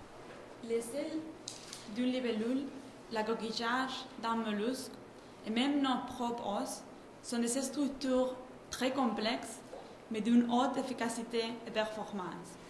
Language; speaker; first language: French; non-native, fluent; Spanish